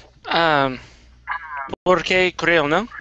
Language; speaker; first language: Spanish; non-native, learner; English